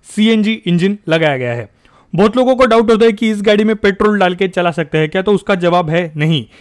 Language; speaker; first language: Hindi; non-native, local second language; Marathi